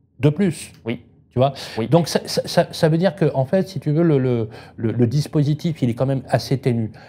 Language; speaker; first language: French; native; French